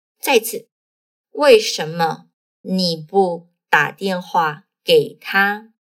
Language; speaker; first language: Chinese; non-native, fluent; Portuguese